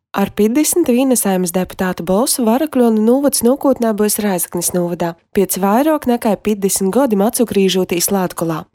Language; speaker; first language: Latvian; native; Latvian